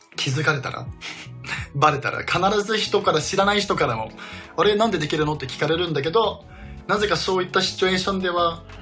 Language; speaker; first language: Japanese; non-native, fluent; Danish